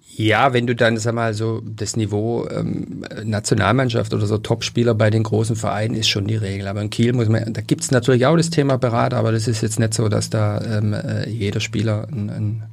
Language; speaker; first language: German; native; German